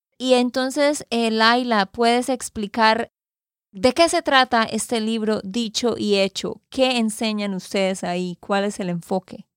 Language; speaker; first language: Spanish; native; Spanish